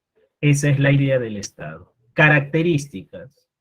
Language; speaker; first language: Spanish; native; Spanish